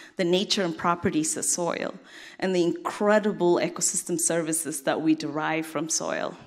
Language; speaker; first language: English; non-native, fluent; Tigrinya